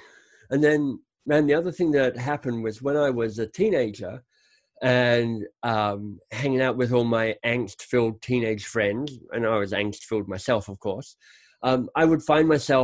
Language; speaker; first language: English; native; English